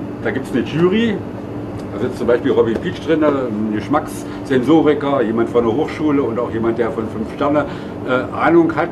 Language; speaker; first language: German; native; German